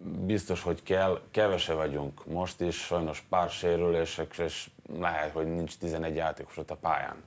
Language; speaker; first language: Hungarian; non-native, learner; Serbian